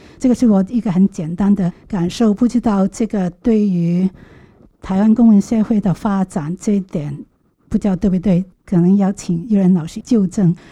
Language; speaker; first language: Chinese; non-native, local second language; Cantonese